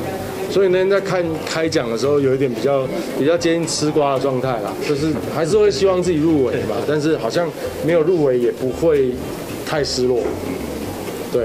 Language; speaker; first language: Chinese; native; Chinese